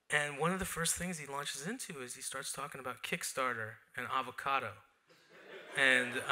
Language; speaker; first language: English; native; English